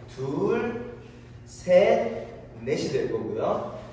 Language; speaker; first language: Korean; native; Korean